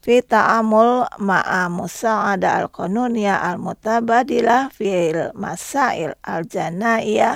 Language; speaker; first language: Arabic; non-native, fluent; Indonesian